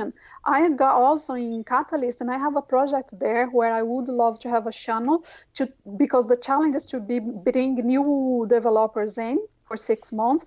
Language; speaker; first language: English; non-native, fluent; Portuguese